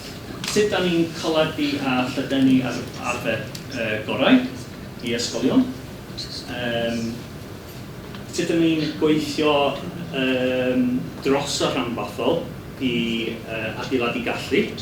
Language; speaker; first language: Welsh; non-native, learner; English